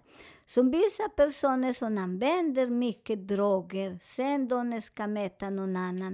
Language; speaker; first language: Swedish; non-native, learner; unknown